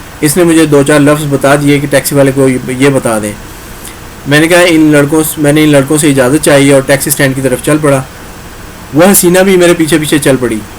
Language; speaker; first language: Urdu; non-native, local second language; Punjabi